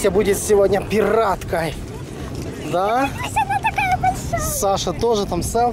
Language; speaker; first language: Russian; native; Russian